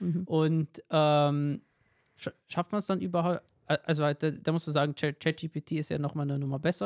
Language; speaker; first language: German; native; German